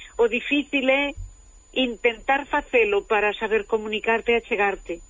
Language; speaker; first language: Galician; native; Galician